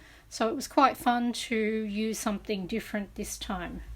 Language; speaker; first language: English; native; English